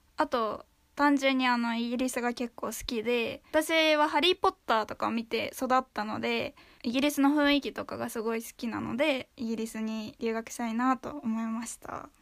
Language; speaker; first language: Japanese; native; Japanese